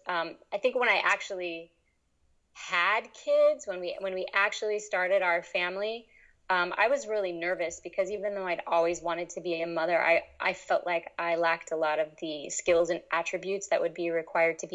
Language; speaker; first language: English; native; English